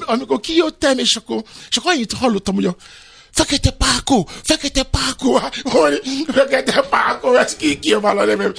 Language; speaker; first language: Hungarian; non-native, learner; Yoruba